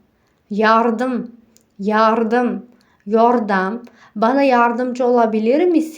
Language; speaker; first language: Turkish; non-native, fluent; Uzbek